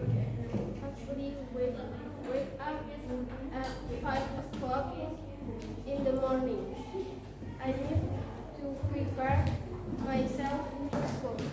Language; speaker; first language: English; non-native, learner; Indonesian